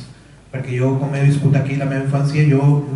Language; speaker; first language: Catalan; early bilingual, other home language; Urdu